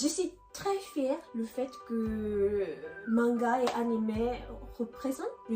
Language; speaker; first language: French; non-native, learner; Japanese